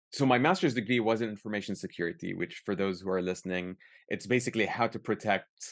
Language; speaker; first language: English; early bilingual, other home language; Arabic